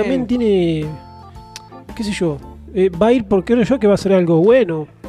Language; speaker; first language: Spanish; native; Spanish